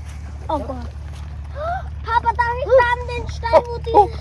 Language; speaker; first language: German; early bilingual, other home language; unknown